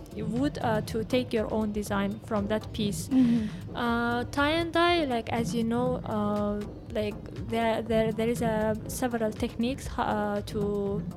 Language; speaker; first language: English; non-native, learner; Russian